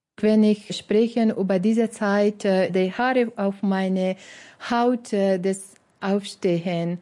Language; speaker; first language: German; non-native, learner; Persian